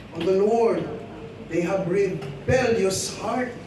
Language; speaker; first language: English; non-native, local second language; Filipino